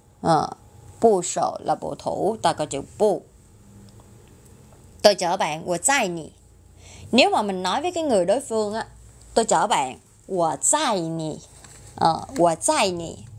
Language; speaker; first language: Chinese; non-native, learner; Vietnamese